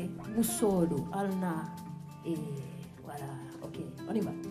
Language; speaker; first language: French; non-native, learner; English